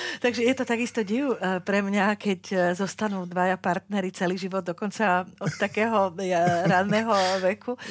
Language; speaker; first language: Slovak; native; Slovak